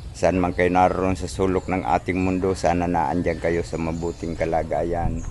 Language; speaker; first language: Filipino; non-native, local second language; Cebuano